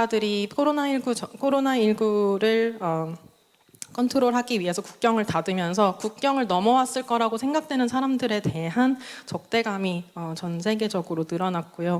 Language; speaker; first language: Korean; native; Korean